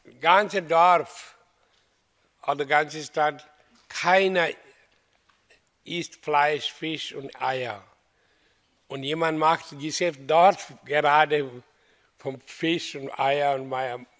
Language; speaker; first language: German; non-native, fluent; Hindi